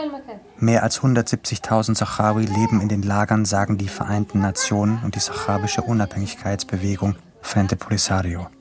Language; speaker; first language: German; native; German